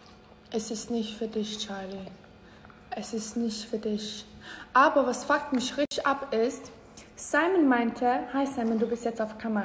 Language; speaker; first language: German; non-native, fluent; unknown